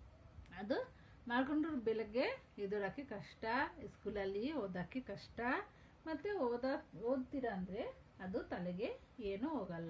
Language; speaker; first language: Kannada; non-native, fluent; Hindi